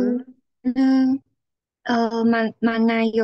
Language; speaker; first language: Korean; non-native, learner; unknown